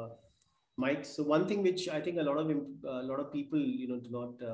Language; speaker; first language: English; non-native, local second language; Punjabi